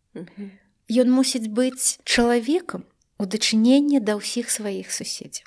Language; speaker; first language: Belarusian; native; Belarusian